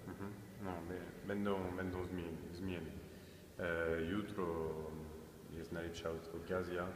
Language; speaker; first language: Polish; non-native, learner; French